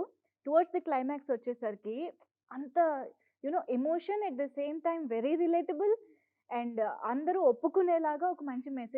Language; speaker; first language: Telugu; native; Telugu